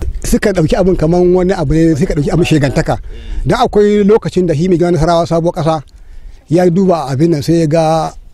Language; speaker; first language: Hausa; native; Hausa